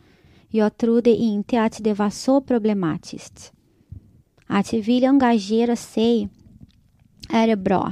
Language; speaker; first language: Swedish; non-native, fluent; Portuguese